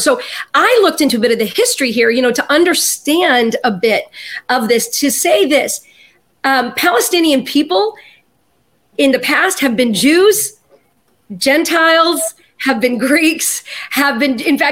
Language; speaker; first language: English; native; English